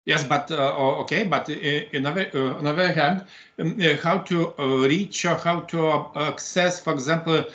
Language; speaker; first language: English; non-native, fluent; Lithuanian